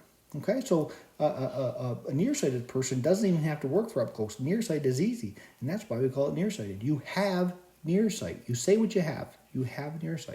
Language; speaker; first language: English; native; English